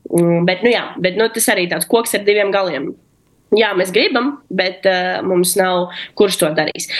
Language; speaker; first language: Latvian; non-native, local second language; Russian